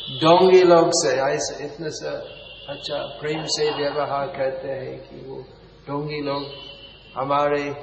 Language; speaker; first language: Hindi; non-native, fluent; English